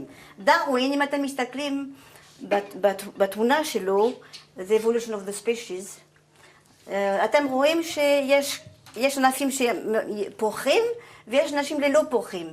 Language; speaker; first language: Hebrew; non-native, fluent; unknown